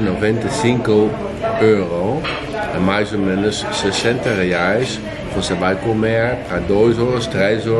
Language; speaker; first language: Portuguese; non-native, learner; Dutch